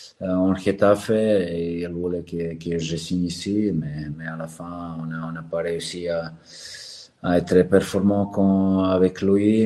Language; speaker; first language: French; non-native, learner; Serbian